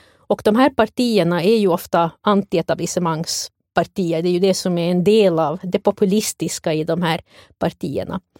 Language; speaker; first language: Swedish; native; Swedish